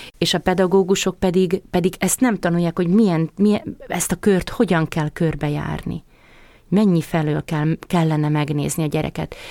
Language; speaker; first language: Hungarian; native; Hungarian